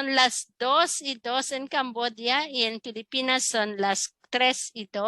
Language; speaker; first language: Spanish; non-native, fluent; Filipino